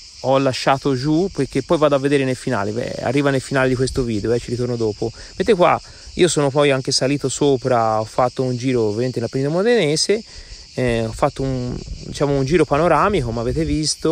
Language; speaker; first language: Italian; native; Italian